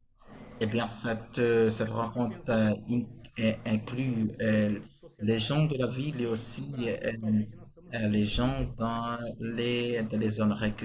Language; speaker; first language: French; non-native, fluent; Portuguese